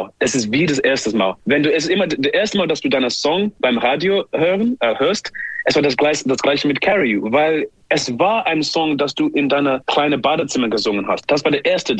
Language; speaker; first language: German; non-native, learner; English